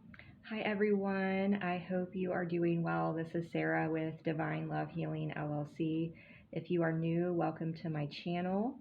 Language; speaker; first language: English; native; English